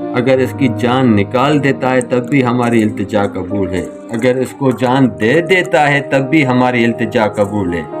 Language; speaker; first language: Urdu; non-native, local second language; Sindhi